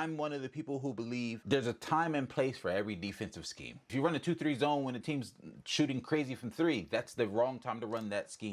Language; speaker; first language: English; native; English